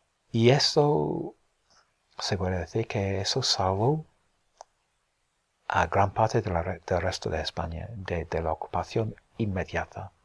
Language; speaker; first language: Spanish; non-native, fluent; English